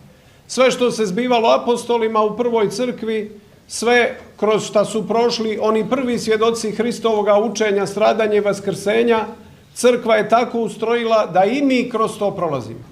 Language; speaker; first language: Croatian; native; Croatian